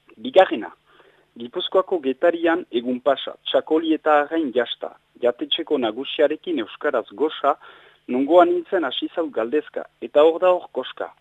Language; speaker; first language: Basque; native; Basque